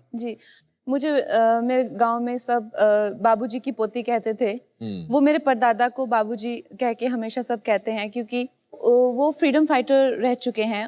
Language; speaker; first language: Hindi; native; Hindi